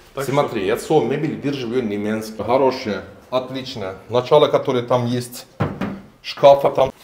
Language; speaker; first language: Russian; non-native, learner; Turkish